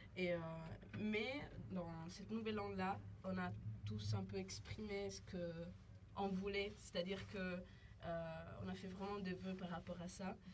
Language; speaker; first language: French; non-native, fluent; Italian